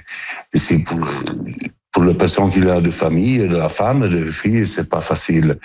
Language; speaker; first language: French; non-native, learner; Italian